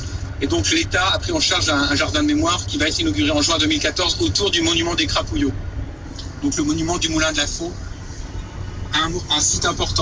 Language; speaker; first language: French; native; French